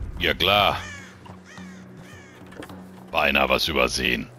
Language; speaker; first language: German; native; German